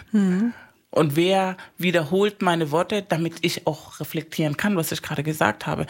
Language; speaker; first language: German; non-native, fluent; Spanish